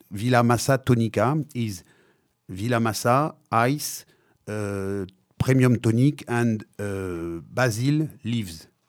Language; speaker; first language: English; non-native, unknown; French